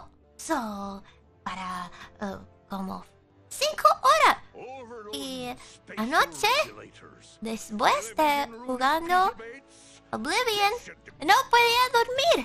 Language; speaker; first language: Spanish; non-native, learner; English